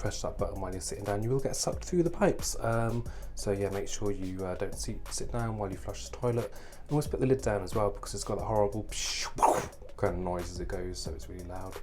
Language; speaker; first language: English; native; English